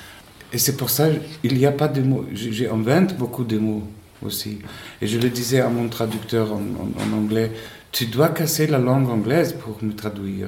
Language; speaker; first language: French; non-native, fluent; Spanish